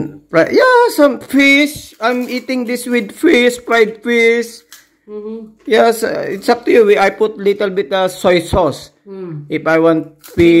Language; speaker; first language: English; non-native, local second language; Filipino